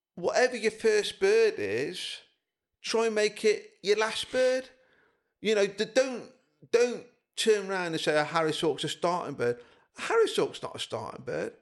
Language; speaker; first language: English; native; English